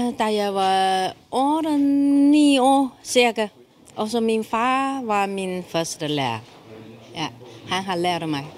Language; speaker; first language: Danish; non-native, learner; Chinese